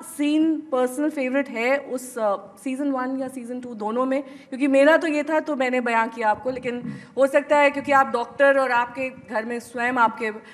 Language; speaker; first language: Hindi; native; Hindi